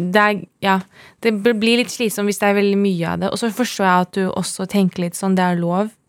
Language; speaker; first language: Norwegian; early bilingual, other home language; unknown